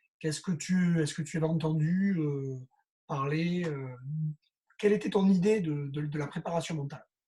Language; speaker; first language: French; native; French